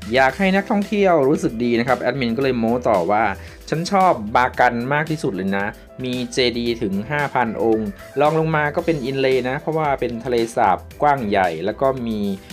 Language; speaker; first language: Thai; native; Thai